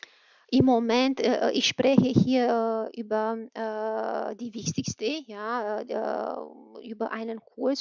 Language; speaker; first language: German; non-native, fluent; Romanian